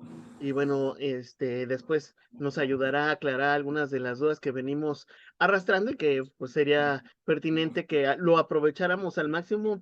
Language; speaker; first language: Spanish; native; Spanish